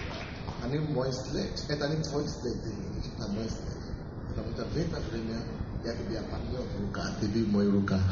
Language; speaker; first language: Russian; non-native, fluent; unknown